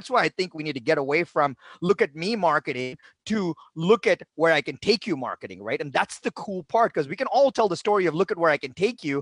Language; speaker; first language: English; non-native, local second language; Tamil